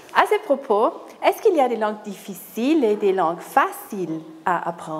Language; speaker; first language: French; non-native, fluent; German